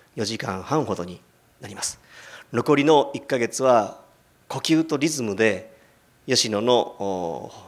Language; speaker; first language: Japanese; native; Japanese